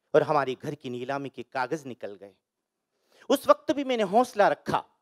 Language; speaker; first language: Hindi; native; Hindi